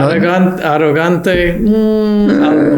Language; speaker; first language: Spanish; non-native, fluent; English